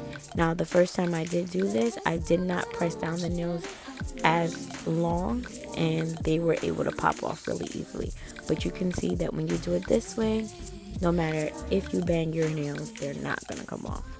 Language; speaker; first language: English; native; English